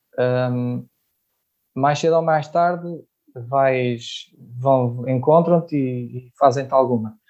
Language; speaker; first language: Portuguese; native; Portuguese